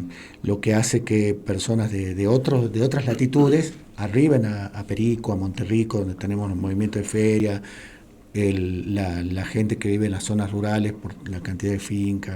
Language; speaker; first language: Spanish; native; Spanish